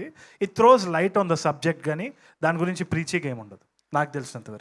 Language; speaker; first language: Telugu; native; Telugu